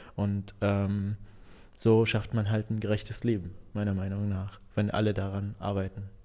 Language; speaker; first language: German; non-native, fluent; Arabic